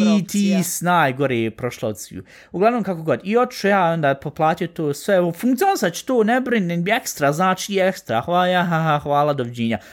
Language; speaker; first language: Bosnian; early bilingual, heritage; Bosnian